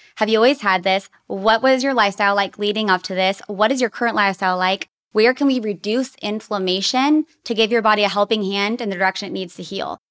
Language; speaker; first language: English; native; English